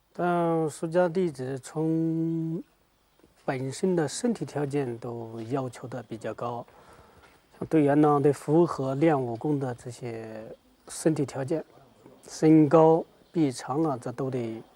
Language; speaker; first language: Chinese; native; Chinese